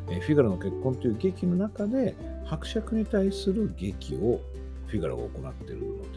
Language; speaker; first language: Japanese; native; Japanese